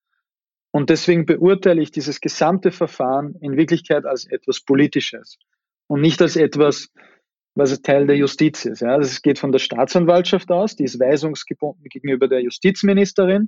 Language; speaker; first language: German; native; German